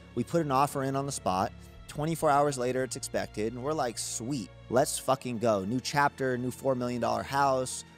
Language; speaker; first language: English; native; English